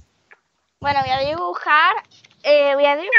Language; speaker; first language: Spanish; native; Spanish